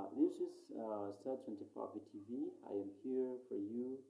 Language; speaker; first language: English; non-native, local second language; Swahili